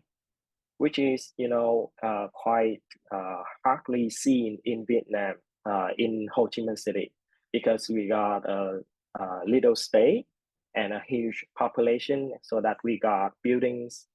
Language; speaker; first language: English; non-native, fluent; Vietnamese